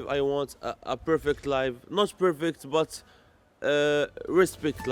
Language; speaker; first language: English; non-native, learner; Arabic